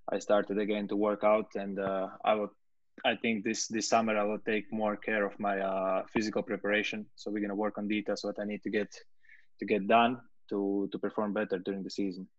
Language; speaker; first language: English; non-native, fluent; Latvian